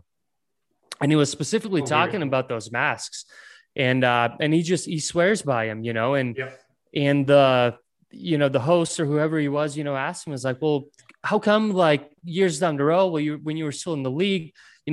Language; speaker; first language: English; non-native, fluent; Latvian